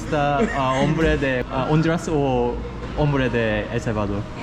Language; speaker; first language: Spanish; non-native, learner; Korean